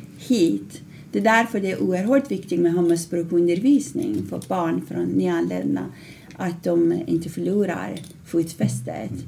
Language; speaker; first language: Swedish; non-native, fluent; Persian